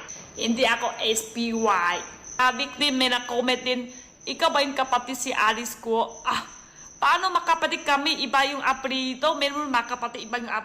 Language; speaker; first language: Filipino; non-native, learner; Chinese